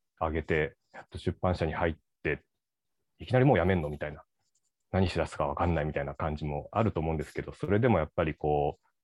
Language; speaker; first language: Japanese; native; Japanese